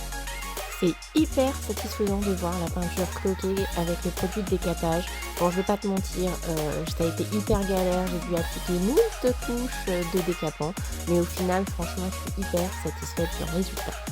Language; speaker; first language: French; native; French